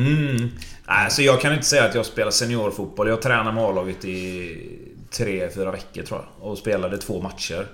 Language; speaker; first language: Swedish; native; Swedish